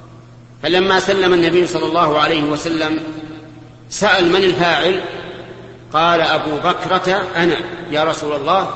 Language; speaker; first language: Arabic; native; Arabic